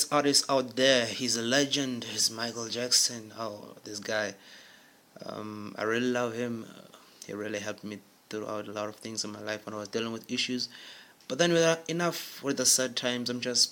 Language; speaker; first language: English; non-native, local second language; Zulu